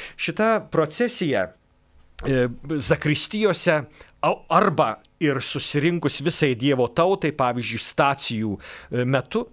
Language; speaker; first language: Lithuanian; native; Lithuanian